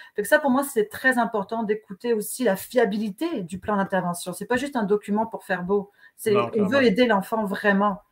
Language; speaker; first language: French; native; French